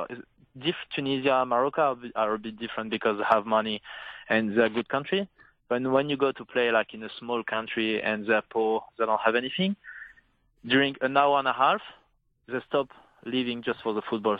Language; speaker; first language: English; non-native, fluent; French